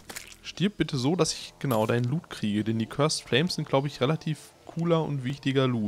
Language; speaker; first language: German; native; German